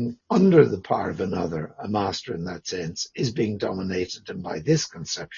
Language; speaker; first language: English; native; English